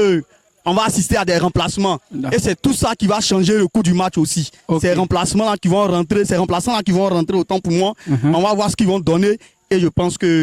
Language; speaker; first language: French; non-native, local second language; Wolof